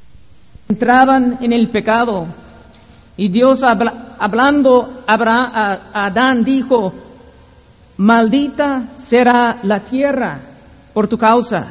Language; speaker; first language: Spanish; non-native, fluent; English